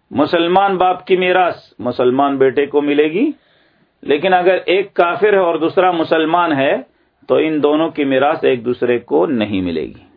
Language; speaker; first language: Urdu; native; Urdu